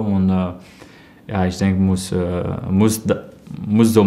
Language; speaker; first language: German; non-native, learner; French